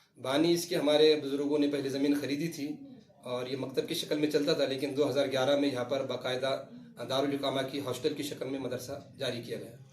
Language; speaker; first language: Urdu; native; Urdu